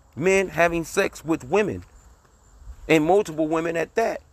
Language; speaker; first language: English; native; English